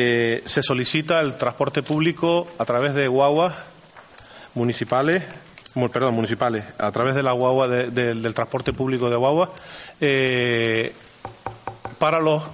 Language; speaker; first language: Spanish; native; Spanish